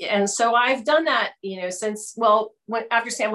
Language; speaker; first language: English; native; English